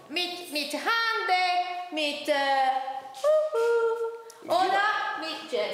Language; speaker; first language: German; non-native, learner; Italian